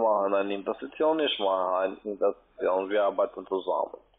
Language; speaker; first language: German; non-native, learner; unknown